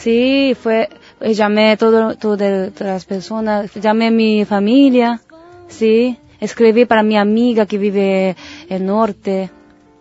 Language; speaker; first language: Spanish; non-native, learner; Japanese